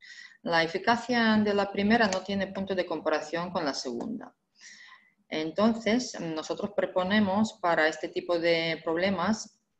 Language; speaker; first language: Spanish; non-native, fluent; Russian